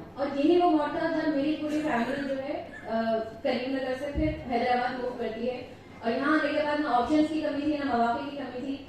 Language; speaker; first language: Urdu; native; Urdu